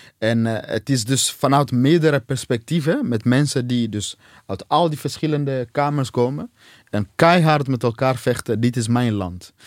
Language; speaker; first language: Dutch; non-native, fluent; Swahili